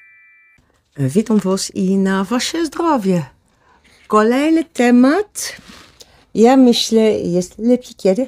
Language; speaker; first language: Polish; non-native, learner; Dutch